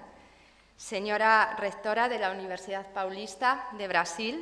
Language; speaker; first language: Spanish; native; Spanish